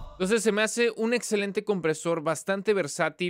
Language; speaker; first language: Spanish; native; Spanish